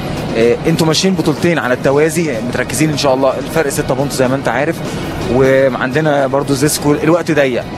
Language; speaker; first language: Arabic; native; Arabic